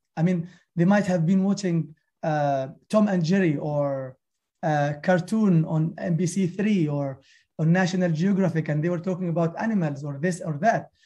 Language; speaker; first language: English; non-native, fluent; Arabic